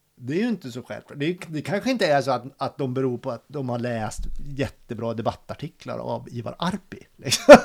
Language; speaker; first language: Swedish; native; Swedish